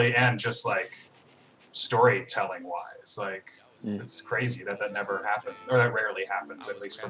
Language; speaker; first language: English; native; English